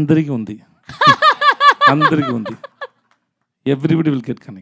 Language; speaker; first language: Telugu; non-native, learner; Tamil